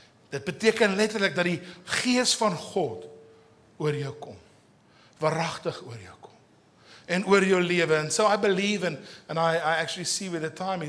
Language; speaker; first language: English; non-native, local second language; Afrikaans